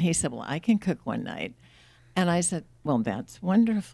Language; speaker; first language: English; native; English